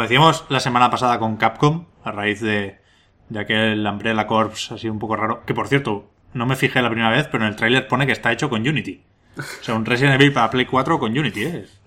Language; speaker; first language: Spanish; native; Spanish